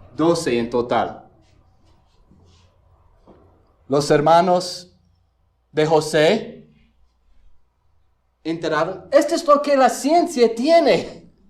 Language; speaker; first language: Spanish; non-native, fluent; English